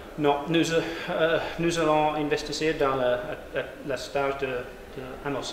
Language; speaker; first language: French; non-native, learner; English